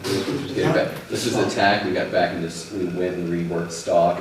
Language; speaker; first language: English; native; English